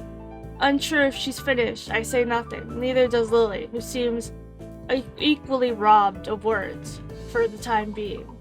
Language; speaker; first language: English; native; English